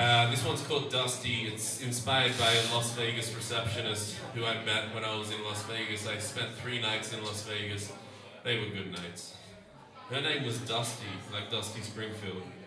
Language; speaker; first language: English; native; English